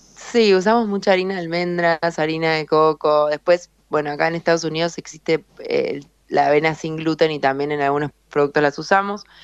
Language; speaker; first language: Spanish; native; Spanish